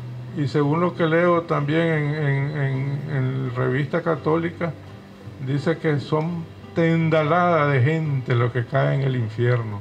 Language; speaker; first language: Spanish; native; Spanish